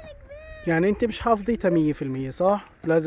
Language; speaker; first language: Arabic; native; Arabic